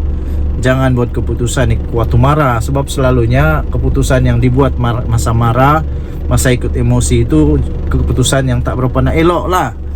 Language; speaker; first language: Malay; native; Malay